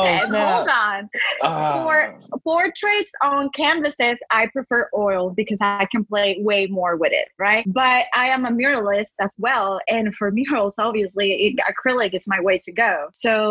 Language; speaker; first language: English; non-native, fluent; Spanish